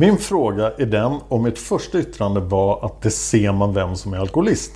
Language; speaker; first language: Swedish; native; Swedish